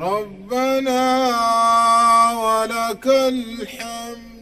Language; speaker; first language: Arabic; native; Arabic